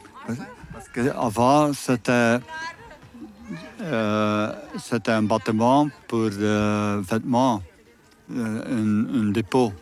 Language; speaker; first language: French; non-native, local second language; Dutch